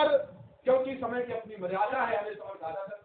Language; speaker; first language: Hindi; native; Hindi